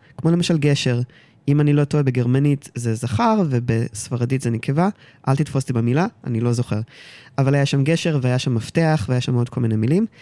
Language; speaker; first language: Hebrew; early bilingual, heritage; Hebrew